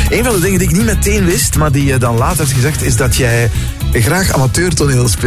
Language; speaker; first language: Dutch; native; Dutch